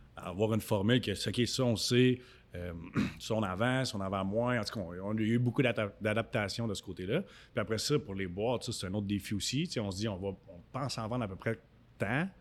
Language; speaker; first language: French; native; French